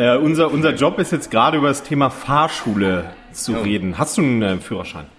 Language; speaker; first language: German; native; German